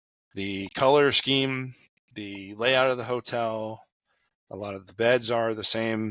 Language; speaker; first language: English; native; English